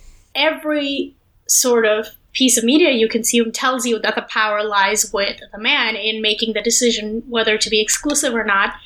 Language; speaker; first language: English; non-native, local second language; Hindi